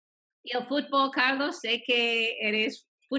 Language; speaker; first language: Spanish; non-native, fluent; English